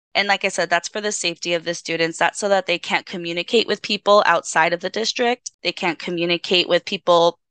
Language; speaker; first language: English; native; English